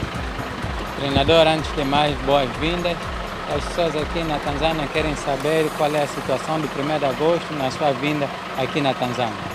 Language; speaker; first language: Portuguese; non-native, fluent; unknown